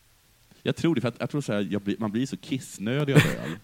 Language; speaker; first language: Swedish; native; Swedish